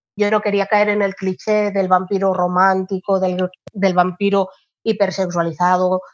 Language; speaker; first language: Spanish; native; Spanish